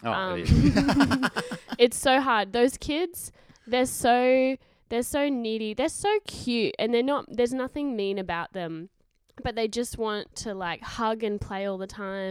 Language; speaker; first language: English; native; English